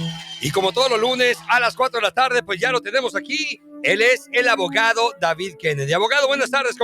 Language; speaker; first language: Spanish; native; Spanish